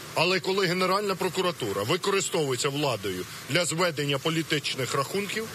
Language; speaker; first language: Ukrainian; native; Ukrainian